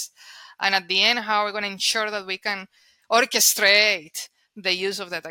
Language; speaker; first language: English; non-native, fluent; Spanish